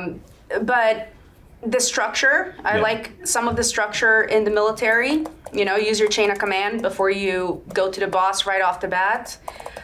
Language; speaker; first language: English; non-native, fluent; Swedish